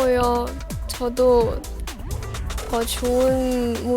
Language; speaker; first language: Korean; non-native, learner; Chinese